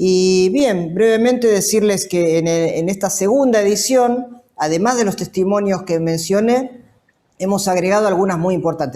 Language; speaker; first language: Spanish; native; Spanish